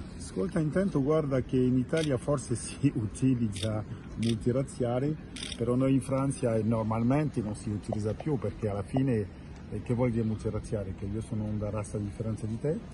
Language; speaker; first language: Italian; non-native, fluent; French